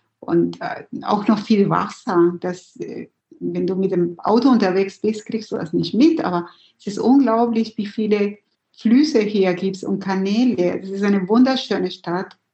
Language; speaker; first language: German; non-native, fluent; Spanish